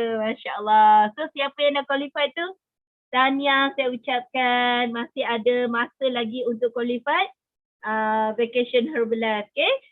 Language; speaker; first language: Malay; native; Malay